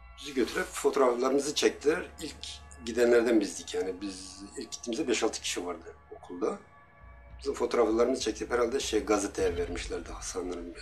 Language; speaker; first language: Turkish; non-native, local second language; Kurdish